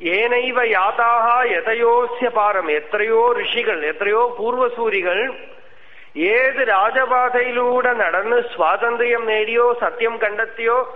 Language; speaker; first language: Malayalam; native; Malayalam